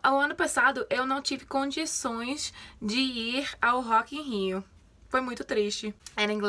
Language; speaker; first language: Portuguese; non-native, fluent; English